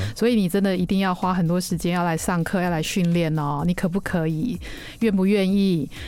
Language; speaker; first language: Chinese; native; Chinese